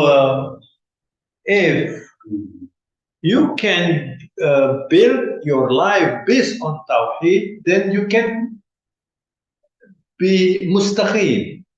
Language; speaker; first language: English; non-native, fluent; Indonesian